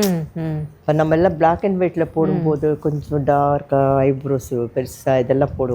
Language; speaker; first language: Tamil; non-native, local second language; Telugu